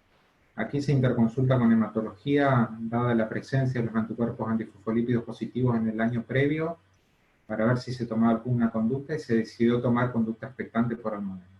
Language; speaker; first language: Spanish; native; Spanish